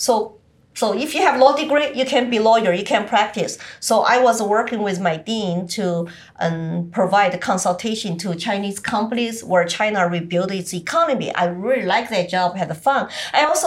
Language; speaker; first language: English; non-native, fluent; Chinese